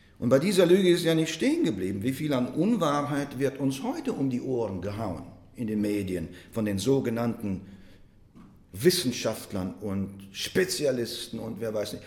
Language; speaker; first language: German; non-native, fluent; Russian